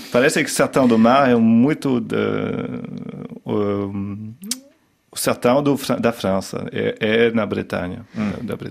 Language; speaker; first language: Portuguese; non-native, learner; French